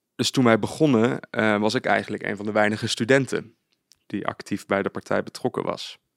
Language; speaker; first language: Dutch; native; Dutch